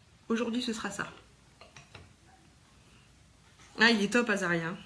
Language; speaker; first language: French; native; French